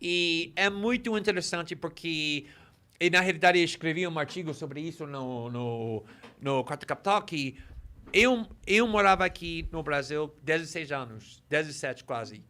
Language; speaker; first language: Portuguese; non-native, fluent; English